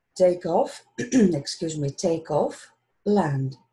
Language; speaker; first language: English; non-native, fluent; Greek